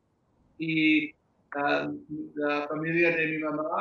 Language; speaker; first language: Spanish; early bilingual, heritage; English